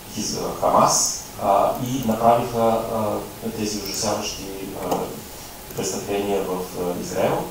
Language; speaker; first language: Bulgarian; native; Bulgarian